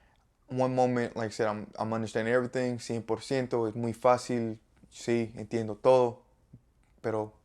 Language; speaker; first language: Spanish; non-native, learner; English